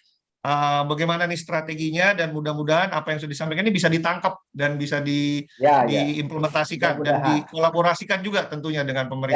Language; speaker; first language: Indonesian; native; Indonesian